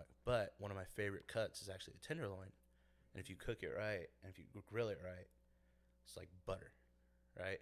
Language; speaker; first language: English; native; English